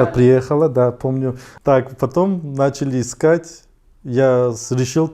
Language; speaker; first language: Russian; non-native, fluent; Tajik